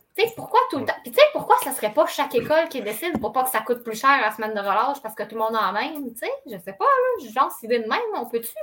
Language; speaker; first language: French; native; French